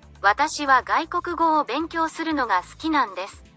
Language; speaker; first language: Japanese; non-native, learner; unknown